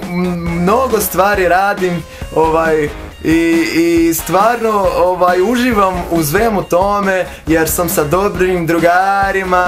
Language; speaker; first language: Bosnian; non-native, fluent; Portuguese